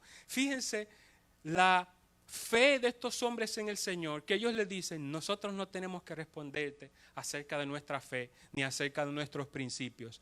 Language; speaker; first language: Spanish; native; Spanish